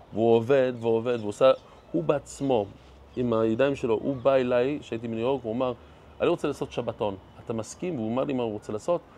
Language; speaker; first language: Hebrew; non-native, fluent; English